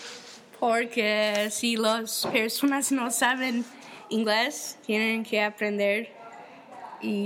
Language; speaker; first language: Spanish; non-native, learner; English